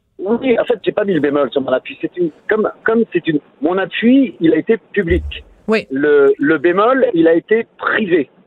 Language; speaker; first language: French; native; French